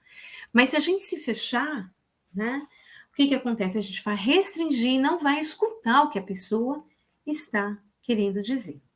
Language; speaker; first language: Portuguese; native; Portuguese